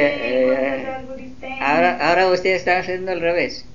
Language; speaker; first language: Spanish; non-native, learner; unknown